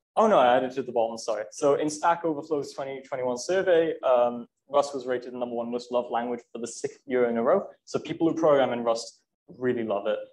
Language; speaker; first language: English; native; English